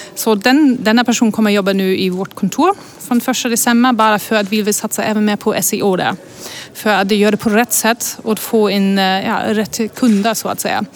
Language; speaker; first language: Swedish; non-native, fluent; German